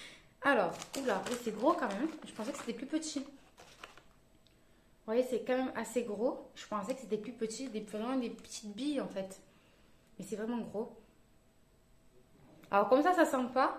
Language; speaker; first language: French; native; French